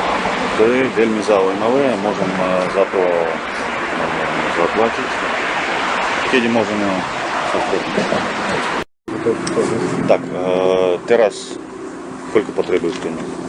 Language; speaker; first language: Slovak; non-native, learner; Russian